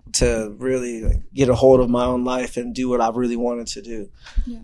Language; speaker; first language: English; native; English